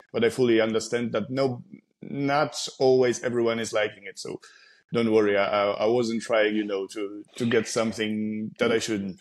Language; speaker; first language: English; non-native, fluent; Polish